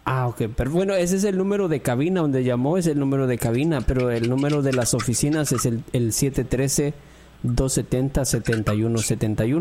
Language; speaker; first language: Spanish; native; Spanish